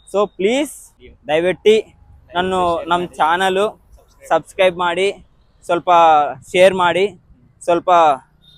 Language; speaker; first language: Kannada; non-native, learner; Telugu